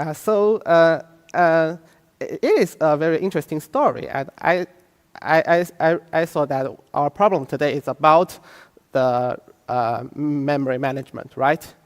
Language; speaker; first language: English; non-native, fluent; Chinese